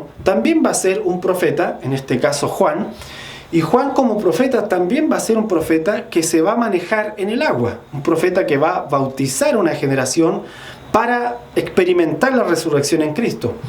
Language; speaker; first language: Spanish; native; Spanish